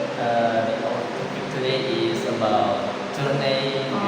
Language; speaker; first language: English; non-native, learner; Indonesian